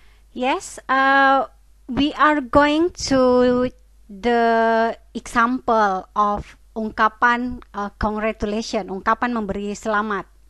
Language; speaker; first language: English; non-native, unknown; Indonesian